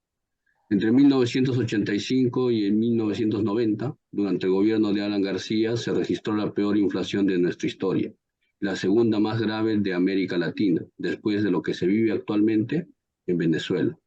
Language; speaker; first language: Spanish; native; Spanish